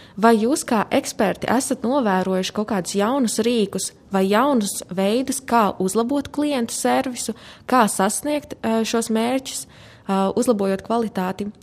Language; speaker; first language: Latvian; native; Latvian